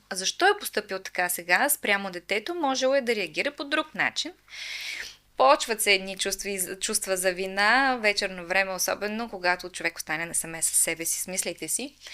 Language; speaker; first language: Bulgarian; native; Bulgarian